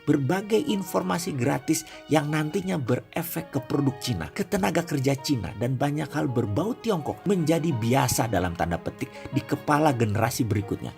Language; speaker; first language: Indonesian; native; Indonesian